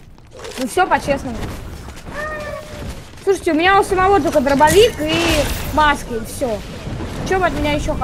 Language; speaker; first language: Russian; native; Russian